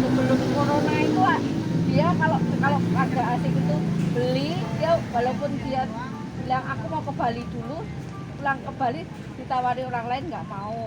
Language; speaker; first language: Indonesian; non-native, local second language; Javanese